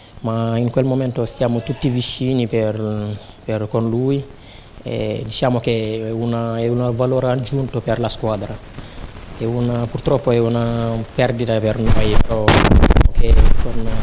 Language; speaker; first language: Italian; non-native, fluent; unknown